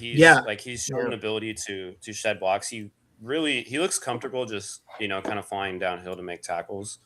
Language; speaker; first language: English; native; English